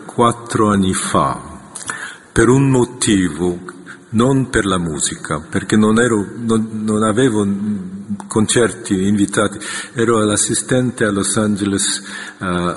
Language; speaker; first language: Italian; non-native, fluent; Korean